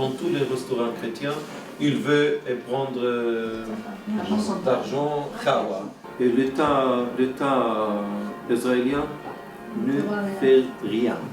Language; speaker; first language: French; non-native, learner; Arabic